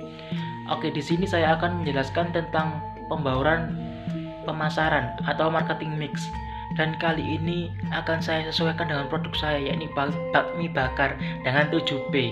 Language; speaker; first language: Indonesian; native; Indonesian